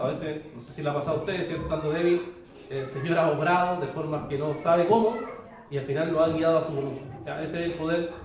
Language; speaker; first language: Spanish; native; Spanish